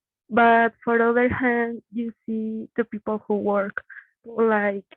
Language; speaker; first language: English; non-native, learner; Spanish